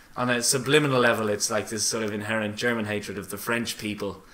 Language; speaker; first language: English; native; English